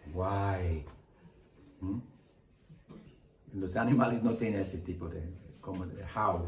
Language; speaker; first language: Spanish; non-native, learner; English